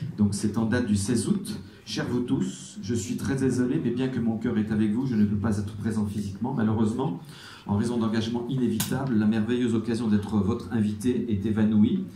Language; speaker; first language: French; native; French